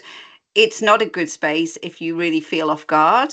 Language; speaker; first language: English; native; English